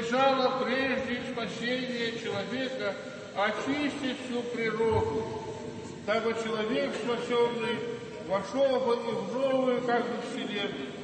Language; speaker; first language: Russian; native; Russian